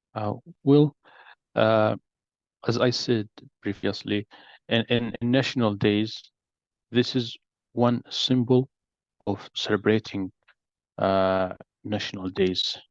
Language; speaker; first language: English; non-native, learner; Arabic